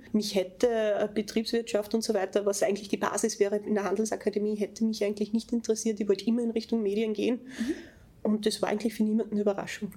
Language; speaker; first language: German; native; German